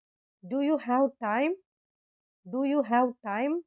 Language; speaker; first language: English; non-native, local second language; Tamil